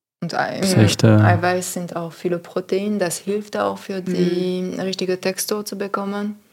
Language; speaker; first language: German; non-native, learner; French